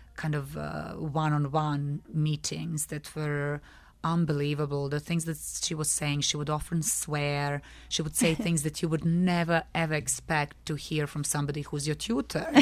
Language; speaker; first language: English; non-native, fluent; Serbian